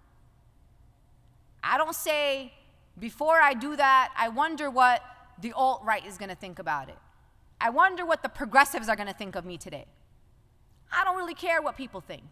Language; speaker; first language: English; native; English